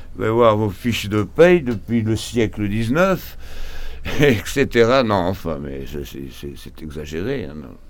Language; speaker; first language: French; early bilingual, other home language; Portuguese